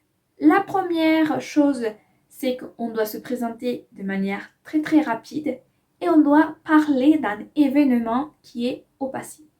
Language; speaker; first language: French; non-native, fluent; Spanish